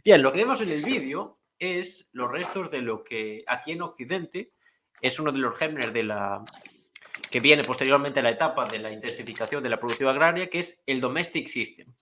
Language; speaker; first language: Spanish; native; Spanish